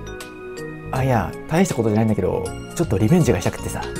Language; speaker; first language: Japanese; native; Japanese